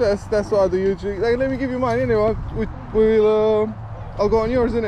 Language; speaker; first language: English; non-native, fluent; Romanian